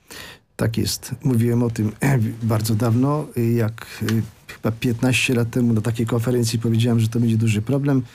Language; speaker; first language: Polish; native; Polish